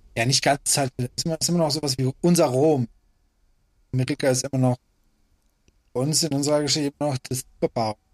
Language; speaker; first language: German; early bilingual, other home language; Persian